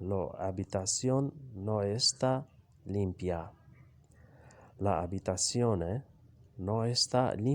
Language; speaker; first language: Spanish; non-native, learner; Urdu